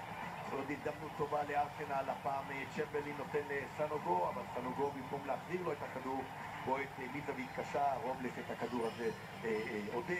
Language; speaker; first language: Hebrew; native; Hebrew